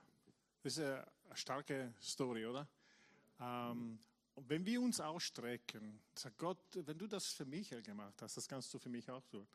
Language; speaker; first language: German; non-native, fluent; English